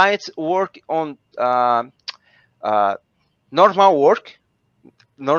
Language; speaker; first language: English; non-native, learner; Portuguese